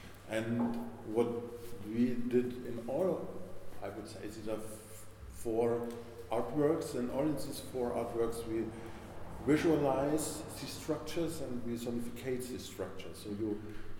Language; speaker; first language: English; non-native, fluent; German